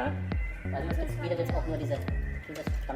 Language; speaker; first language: German; native; German